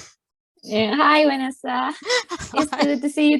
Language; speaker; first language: English; non-native, learner; Turkish